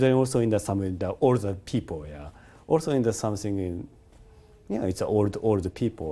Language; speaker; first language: English; non-native, learner; Japanese